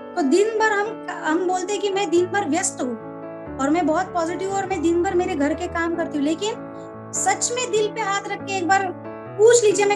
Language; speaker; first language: Hindi; non-native, local second language; Marathi